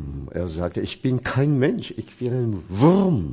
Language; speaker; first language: German; non-native, fluent; Chinese